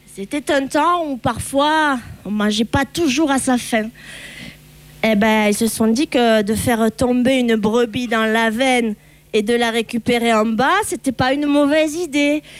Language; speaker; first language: French; native; French